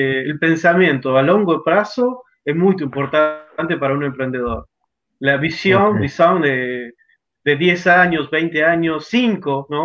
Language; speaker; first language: Portuguese; non-native, learner; Spanish